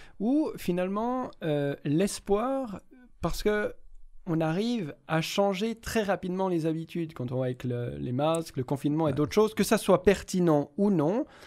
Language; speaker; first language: French; native; French